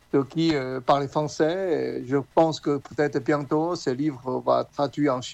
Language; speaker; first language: French; non-native, learner; Chinese